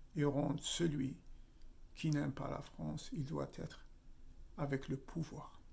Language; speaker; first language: French; non-native, local second language; Arabic